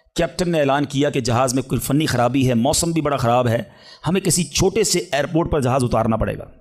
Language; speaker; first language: Urdu; native; Urdu